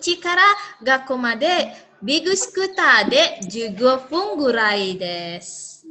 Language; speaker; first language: Japanese; non-native, fluent; Indonesian